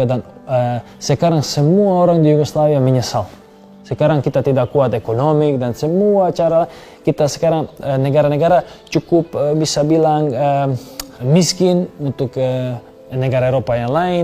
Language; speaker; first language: Indonesian; non-native, fluent; Serbian